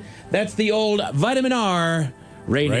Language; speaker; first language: English; native; English